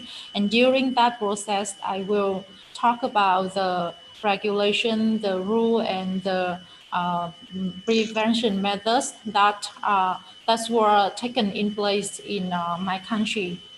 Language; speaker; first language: English; non-native, fluent; Vietnamese